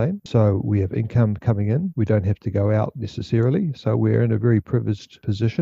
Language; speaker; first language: English; native; English